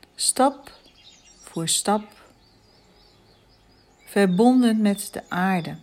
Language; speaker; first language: Dutch; native; Dutch